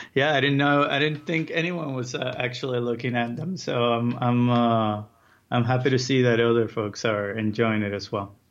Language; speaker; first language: English; early bilingual, other home language; Spanish